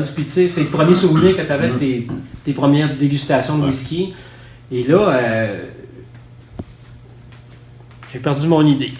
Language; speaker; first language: French; native; French